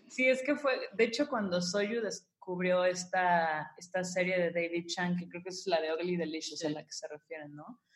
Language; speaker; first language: Spanish; native; Spanish